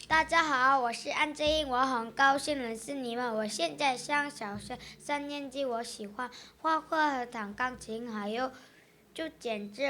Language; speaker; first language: Chinese; early bilingual, heritage; Chinese